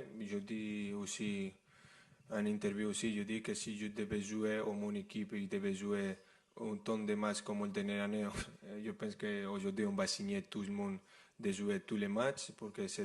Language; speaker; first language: French; non-native, fluent; Spanish